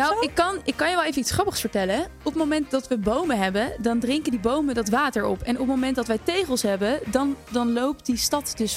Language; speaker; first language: Dutch; native; Dutch